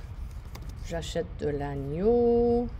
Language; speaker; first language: French; non-native, fluent; English